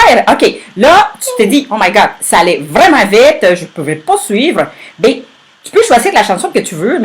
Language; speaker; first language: French; native; French